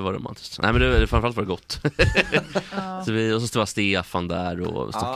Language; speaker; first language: Swedish; native; Swedish